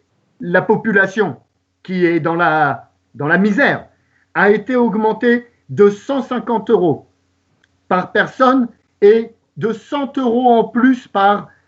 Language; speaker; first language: French; native; French